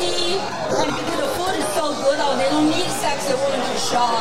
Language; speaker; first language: English; non-native, learner; Chinese